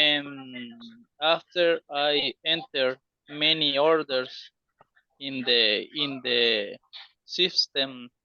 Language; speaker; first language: English; non-native, learner; Spanish